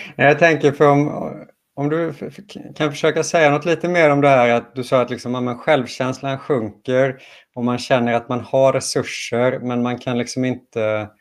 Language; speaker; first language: Swedish; native; Swedish